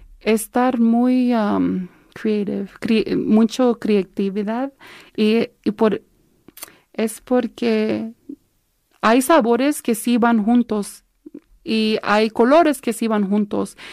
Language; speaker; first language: Spanish; early bilingual, heritage; Spanish